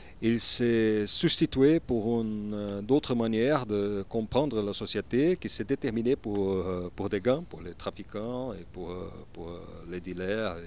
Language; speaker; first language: French; non-native, learner; Portuguese